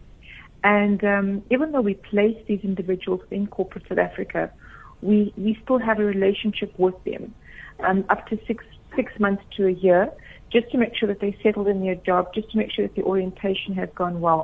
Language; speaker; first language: English; native; English